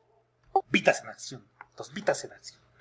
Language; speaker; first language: Spanish; native; Spanish